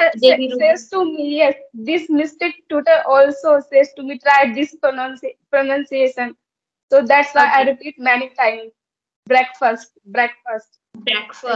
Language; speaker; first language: English; non-native, learner; Hindi